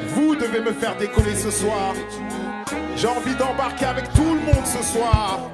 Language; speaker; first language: French; native; French